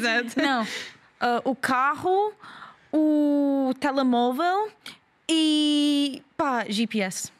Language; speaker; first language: Portuguese; non-native, learner; English